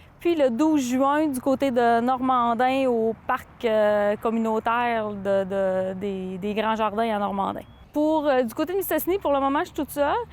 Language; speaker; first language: French; native; French